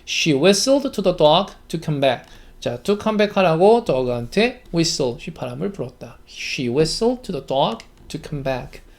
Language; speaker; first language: English; non-native, fluent; Korean